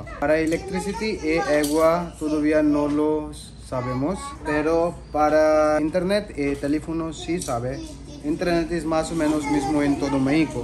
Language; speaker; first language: Spanish; non-native, learner; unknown